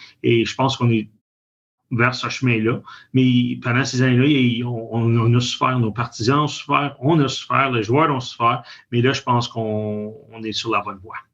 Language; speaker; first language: French; native; French